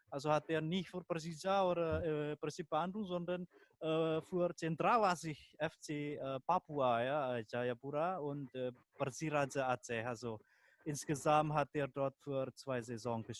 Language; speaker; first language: German; non-native, fluent; Indonesian